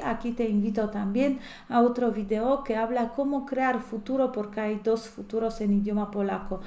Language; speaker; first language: Spanish; non-native, fluent; Polish